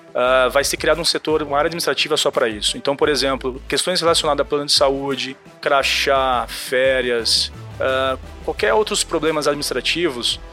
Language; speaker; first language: Portuguese; native; Portuguese